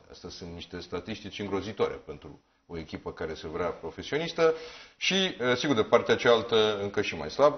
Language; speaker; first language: Romanian; native; Romanian